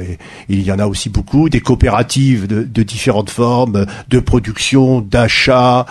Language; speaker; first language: French; native; French